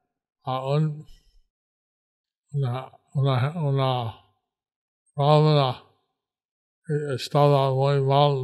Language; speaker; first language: Spanish; non-native, learner; English